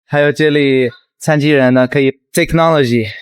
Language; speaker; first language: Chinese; non-native, fluent; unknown